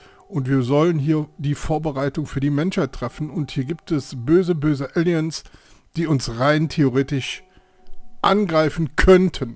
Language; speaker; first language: German; native; German